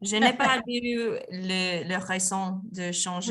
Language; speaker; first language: French; non-native, learner; Spanish